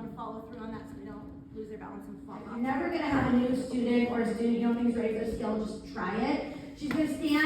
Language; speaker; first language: English; native; English